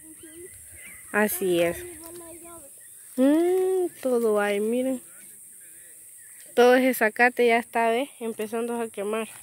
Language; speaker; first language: Spanish; native; Spanish